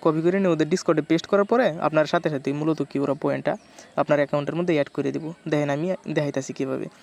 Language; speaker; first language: Bangla; native; Bangla